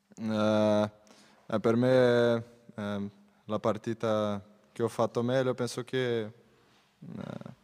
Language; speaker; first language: Italian; non-native, learner; Portuguese